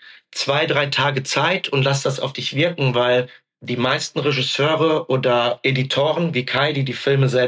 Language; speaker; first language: German; native; German